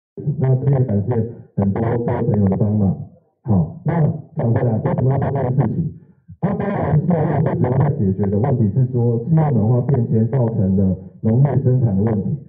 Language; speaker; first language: Chinese; native; Chinese